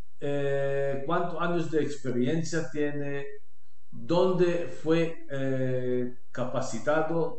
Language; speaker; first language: Spanish; non-native, learner; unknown